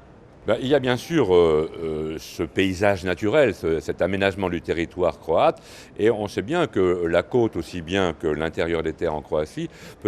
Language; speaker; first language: French; native; French